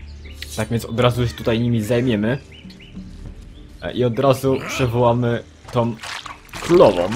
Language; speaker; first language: Polish; native; Polish